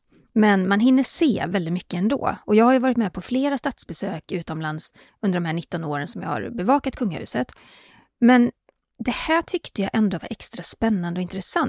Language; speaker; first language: Swedish; native; Swedish